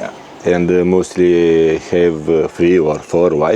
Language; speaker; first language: English; non-native, learner; Romanian